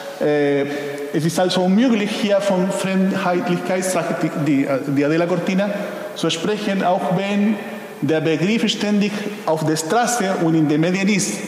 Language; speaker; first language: German; non-native, fluent; Spanish